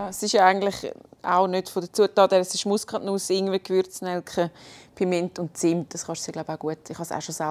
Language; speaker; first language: German; native; German